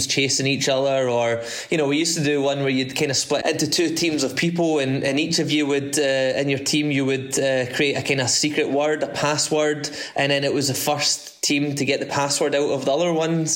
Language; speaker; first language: English; native; English